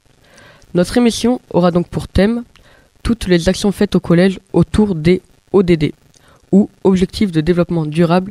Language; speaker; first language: French; native; French